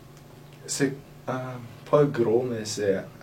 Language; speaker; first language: French; non-native, local second language; English